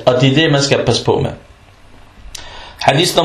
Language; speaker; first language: Danish; early bilingual, other home language; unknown